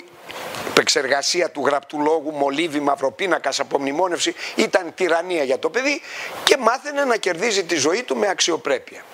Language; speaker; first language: Greek; native; Greek